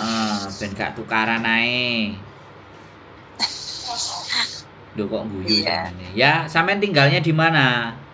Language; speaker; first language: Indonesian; non-native, local second language; Javanese